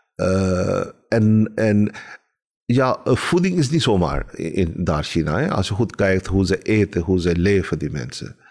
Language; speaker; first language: Dutch; non-native, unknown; Urdu